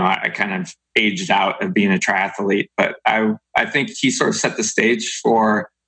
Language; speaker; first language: English; native; English